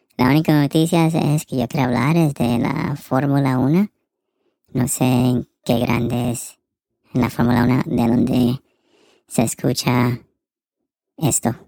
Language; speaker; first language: Spanish; early bilingual, heritage; Spanish